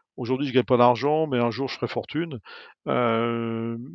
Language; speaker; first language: French; native; French